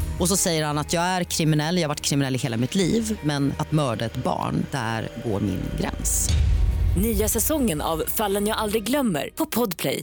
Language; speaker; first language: Swedish; native; Swedish